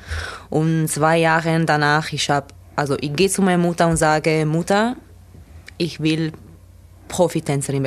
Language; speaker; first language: German; non-native, learner; Italian